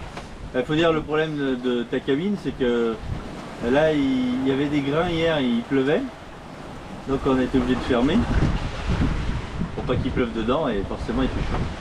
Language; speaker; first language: French; native; French